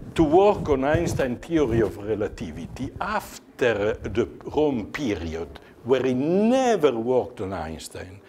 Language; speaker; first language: English; non-native, fluent; Italian